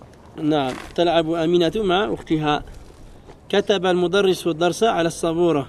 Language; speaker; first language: Arabic; non-native, fluent; French